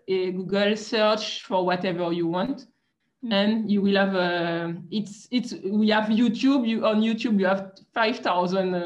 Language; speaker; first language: English; non-native, fluent; French